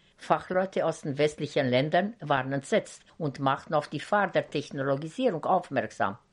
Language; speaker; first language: German; native; German